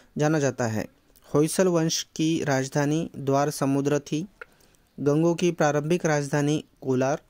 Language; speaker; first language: Hindi; non-native, local second language; Marathi